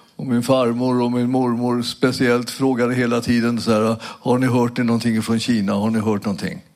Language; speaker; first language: Swedish; native; Swedish